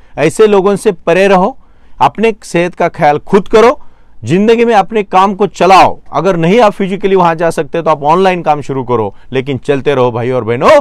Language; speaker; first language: Hindi; non-native, local second language; Marathi